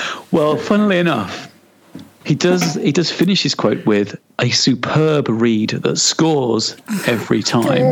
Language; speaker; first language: English; native; English